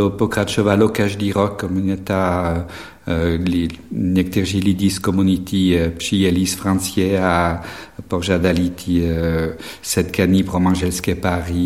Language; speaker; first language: Czech; non-native, fluent; French